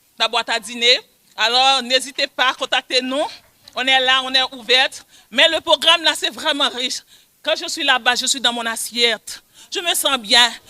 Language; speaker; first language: French; non-native, local second language; Haitian Creole